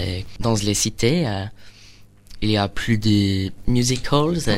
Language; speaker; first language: French; non-native, learner; English